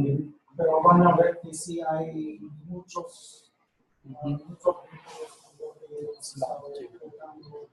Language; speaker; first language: Spanish; non-native, fluent; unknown